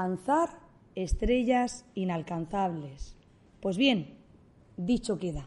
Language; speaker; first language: Spanish; native; Spanish